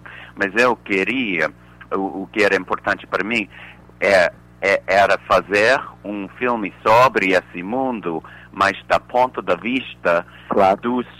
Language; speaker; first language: Portuguese; non-native, fluent; English